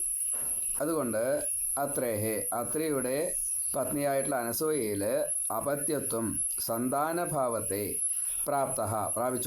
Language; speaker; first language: Malayalam; native; Malayalam